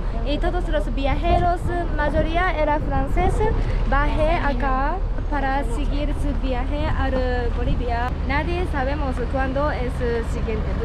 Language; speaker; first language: Spanish; non-native, fluent; Japanese